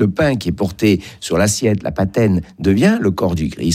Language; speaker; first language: French; native; French